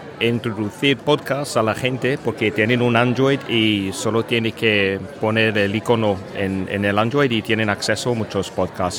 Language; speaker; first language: Spanish; non-native, fluent; English